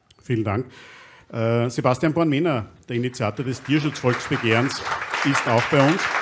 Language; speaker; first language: German; native; German